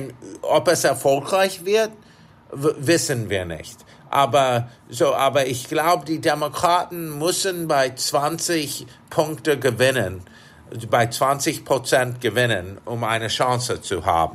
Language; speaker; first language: German; non-native, fluent; English